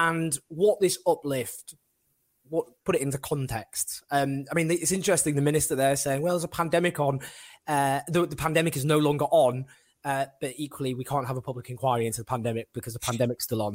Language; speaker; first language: English; native; English